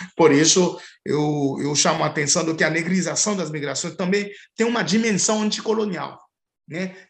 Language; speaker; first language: Portuguese; non-native, fluent; Haitian Creole